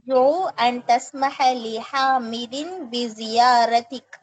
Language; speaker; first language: Arabic; non-native, learner; Tamil